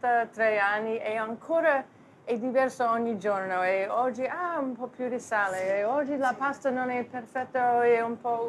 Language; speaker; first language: Italian; non-native, learner; English